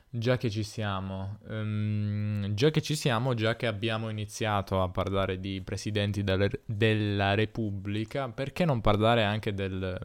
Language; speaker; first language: Italian; native; Italian